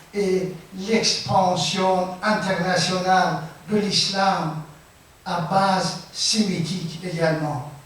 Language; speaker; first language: French; non-native, fluent; Persian